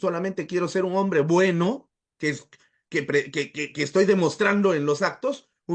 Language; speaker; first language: Spanish; native; Spanish